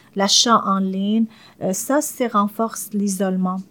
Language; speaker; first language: French; non-native, fluent; Arabic